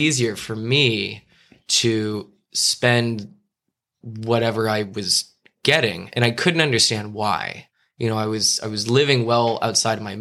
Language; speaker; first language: English; native; English